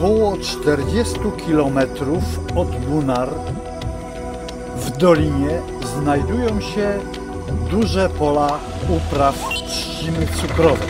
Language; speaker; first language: Polish; native; Polish